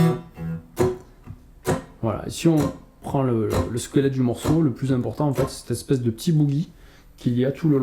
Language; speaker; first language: French; native; French